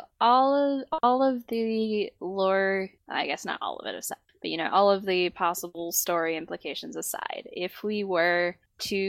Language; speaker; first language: English; native; English